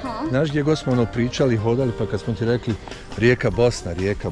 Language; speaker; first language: Croatian; native; Croatian